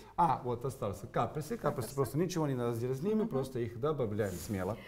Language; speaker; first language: Russian; non-native, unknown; Italian